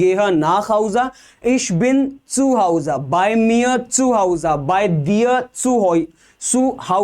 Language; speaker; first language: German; non-native, fluent; Hindi